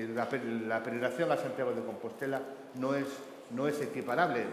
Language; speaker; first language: Spanish; non-native, local second language; Galician